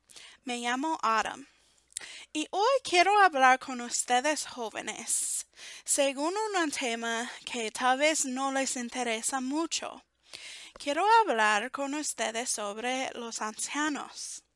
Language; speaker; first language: Spanish; non-native, fluent; English